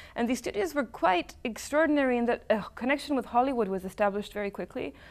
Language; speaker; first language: English; non-native, fluent; Serbian